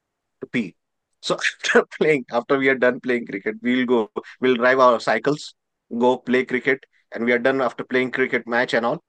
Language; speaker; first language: English; non-native, local second language; Marathi